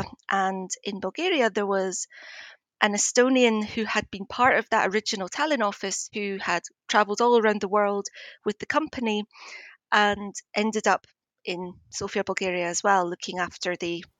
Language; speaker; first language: English; native; English